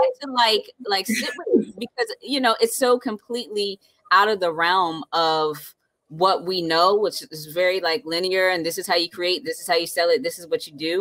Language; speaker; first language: English; native; English